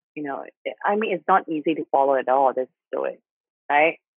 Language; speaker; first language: English; non-native, fluent; Thai